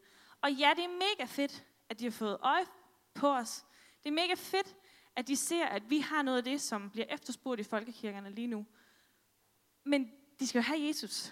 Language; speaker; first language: Danish; native; Danish